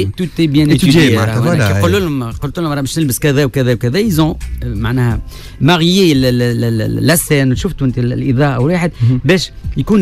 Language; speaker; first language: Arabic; native; Arabic